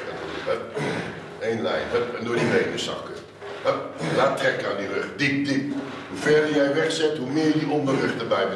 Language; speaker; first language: Dutch; native; Dutch